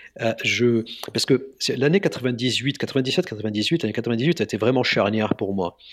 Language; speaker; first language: French; non-native, local second language; Arabic